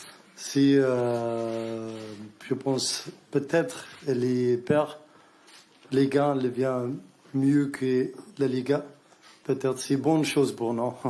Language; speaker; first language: French; non-native, learner; Arabic